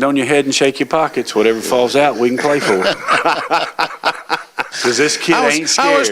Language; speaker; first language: English; native; English